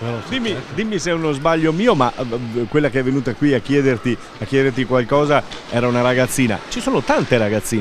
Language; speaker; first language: Italian; native; Italian